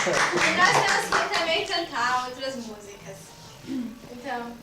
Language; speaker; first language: Portuguese; non-native, local second language; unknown